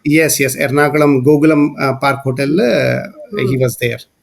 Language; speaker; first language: English; non-native, local second language; Malayalam